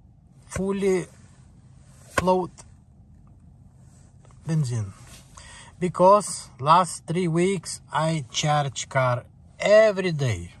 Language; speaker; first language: English; non-native, learner; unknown